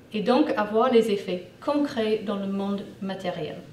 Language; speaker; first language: French; non-native, fluent; English